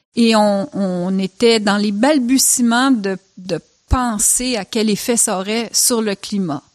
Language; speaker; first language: French; native; French